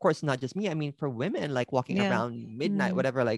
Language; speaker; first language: English; non-native, local second language; Filipino